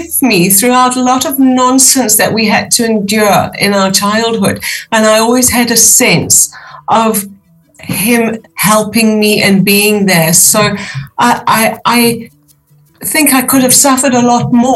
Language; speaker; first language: English; native; English